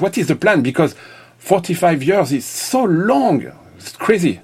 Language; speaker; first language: English; non-native, learner; French